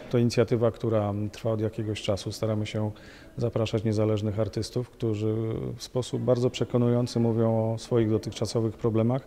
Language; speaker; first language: Polish; native; Polish